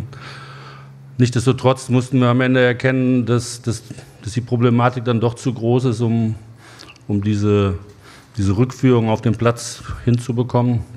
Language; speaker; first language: German; native; German